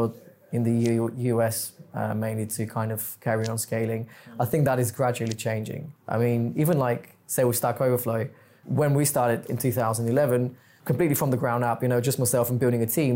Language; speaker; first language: English; non-native, fluent; Bulgarian